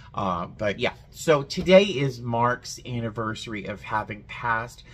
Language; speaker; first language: English; native; English